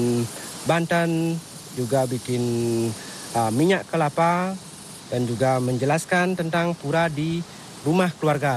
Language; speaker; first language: Indonesian; non-native, local second language; Balinese